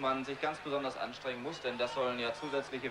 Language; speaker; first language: German; native; German